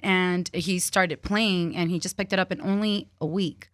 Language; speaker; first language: English; early bilingual, other home language; Spanish